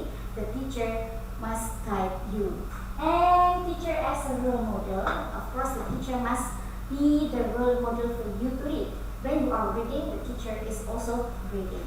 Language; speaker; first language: English; non-native, fluent; Indonesian